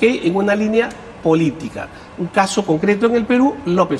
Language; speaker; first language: Spanish; native; Spanish